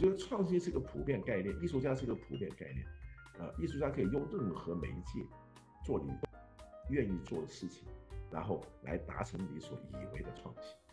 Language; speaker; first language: Chinese; non-native, local second language; Cantonese